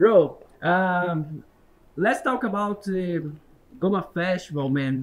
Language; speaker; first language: English; non-native, learner; Portuguese